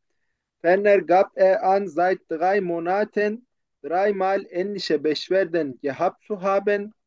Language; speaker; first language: German; non-native, learner; Turkish